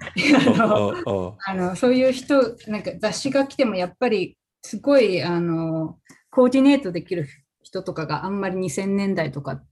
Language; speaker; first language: Japanese; native; Japanese